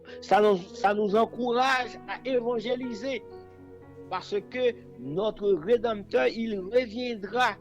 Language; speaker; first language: French; non-native, local second language; Haitian Creole